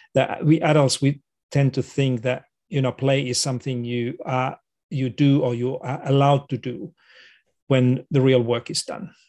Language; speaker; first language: English; non-native, fluent; Finnish